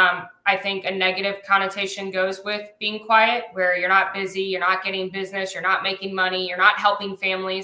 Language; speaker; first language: English; native; English